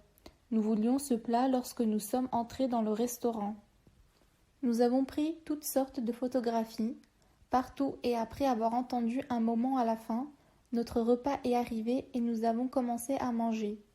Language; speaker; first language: French; non-native, learner; Turkish